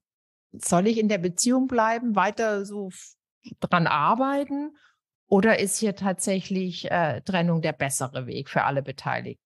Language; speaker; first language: German; native; German